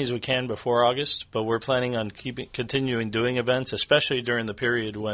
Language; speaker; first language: English; native; English